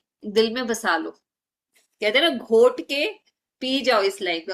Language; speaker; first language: Hindi; native; Hindi